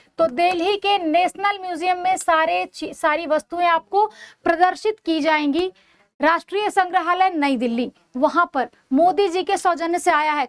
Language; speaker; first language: Hindi; native; Hindi